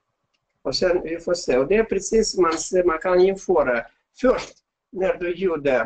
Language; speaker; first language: Swedish; non-native, fluent; Russian